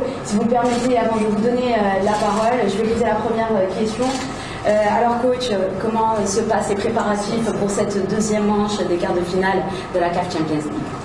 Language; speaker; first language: French; non-native, local second language; Arabic